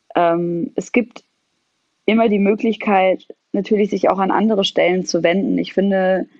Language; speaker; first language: German; non-native, fluent; Arabic